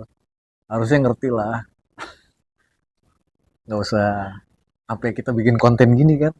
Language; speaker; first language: Indonesian; native; Indonesian